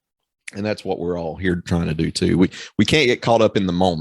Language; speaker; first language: English; native; English